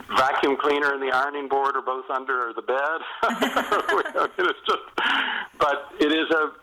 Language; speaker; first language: English; native; English